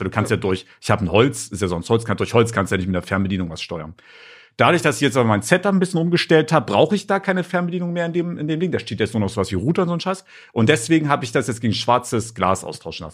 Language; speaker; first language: German; native; German